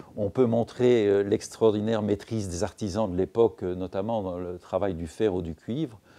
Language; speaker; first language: French; native; French